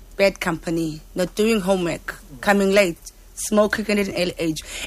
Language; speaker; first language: English; non-native, local second language; Xhosa